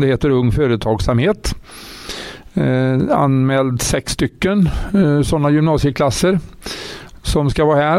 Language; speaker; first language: Swedish; native; Swedish